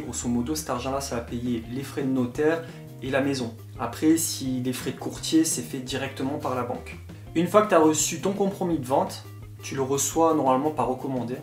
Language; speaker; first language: French; native; French